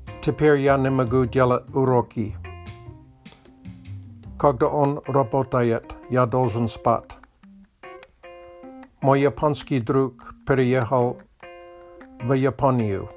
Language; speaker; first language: Polish; non-native, learner; Russian